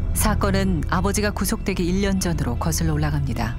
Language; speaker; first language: Korean; native; Korean